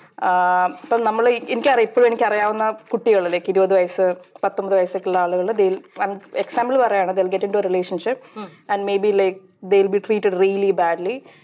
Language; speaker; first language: English; non-native, local second language; Malayalam